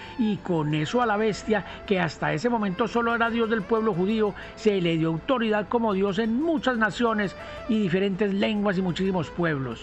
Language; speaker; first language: Spanish; native; Spanish